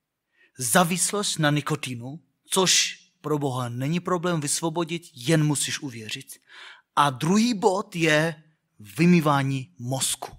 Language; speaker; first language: Czech; non-native, fluent; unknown